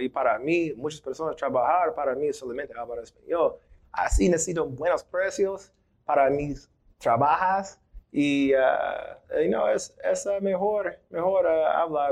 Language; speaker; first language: Spanish; non-native, learner; English